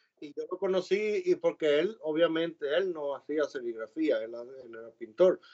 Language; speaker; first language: Spanish; native; Spanish